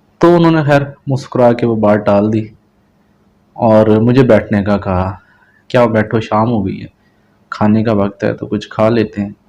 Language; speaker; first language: Urdu; non-native, local second language; Punjabi